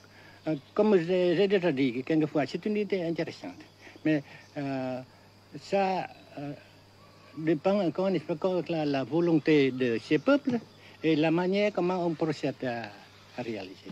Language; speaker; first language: French; non-native, fluent; Vietnamese